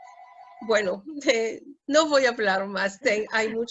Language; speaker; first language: Spanish; non-native, fluent; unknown